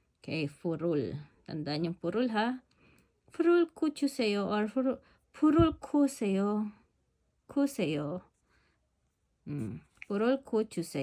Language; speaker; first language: Korean; non-native, learner; Filipino